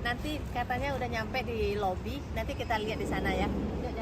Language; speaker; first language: Indonesian; native; Indonesian